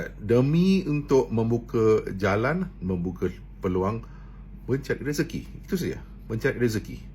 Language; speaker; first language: Malay; non-native, local second language; Chinese